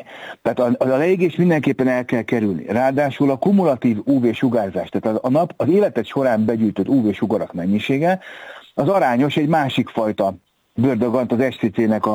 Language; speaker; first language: Hungarian; native; Hungarian